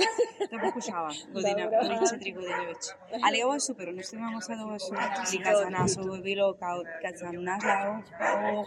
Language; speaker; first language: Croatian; non-native, learner; Spanish